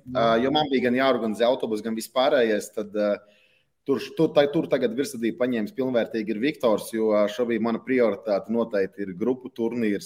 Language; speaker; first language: Latvian; native; Latvian